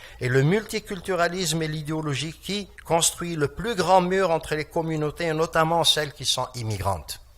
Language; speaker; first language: French; non-native, local second language; Kabyle